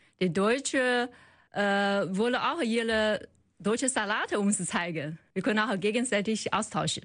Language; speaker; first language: German; non-native, learner; Chinese